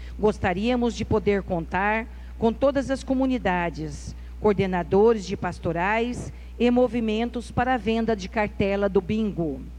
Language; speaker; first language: Portuguese; native; Portuguese